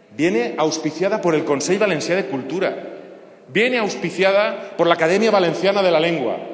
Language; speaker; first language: Spanish; non-native, local second language; Catalan